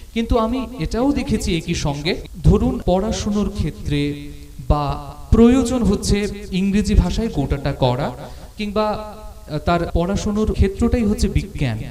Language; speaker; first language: Bangla; native; Bangla